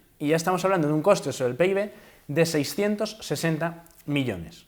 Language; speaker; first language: Spanish; native; Spanish